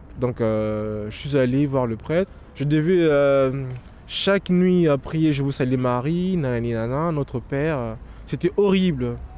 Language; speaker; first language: French; non-native, local second language; Lingala